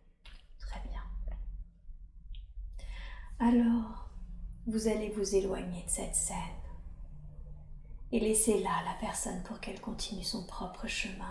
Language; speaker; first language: French; native; French